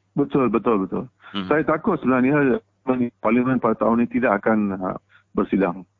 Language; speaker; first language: Malay; non-native, local second language; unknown